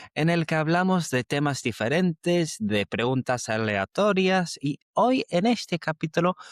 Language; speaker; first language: Spanish; non-native, fluent; English